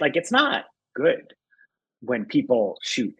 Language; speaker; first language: English; native; English